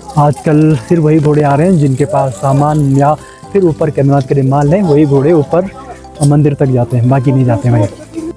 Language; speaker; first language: Hindi; native; Hindi